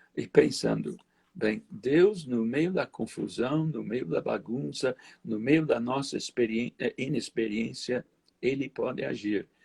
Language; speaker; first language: Portuguese; non-native, fluent; English